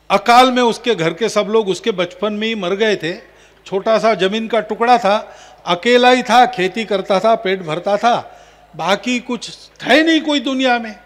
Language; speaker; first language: Hindi; non-native, local second language; Marathi